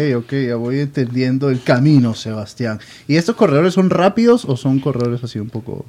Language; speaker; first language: Spanish; native; Spanish